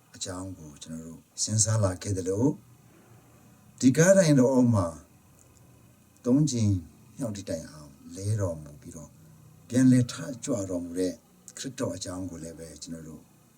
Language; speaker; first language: Burmese; non-native, local second language; Hakha Chin